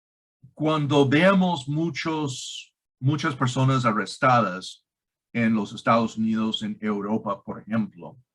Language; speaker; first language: Spanish; non-native, fluent; English